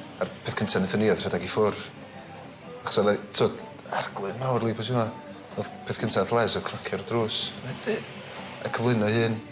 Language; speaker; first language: Welsh; native; Welsh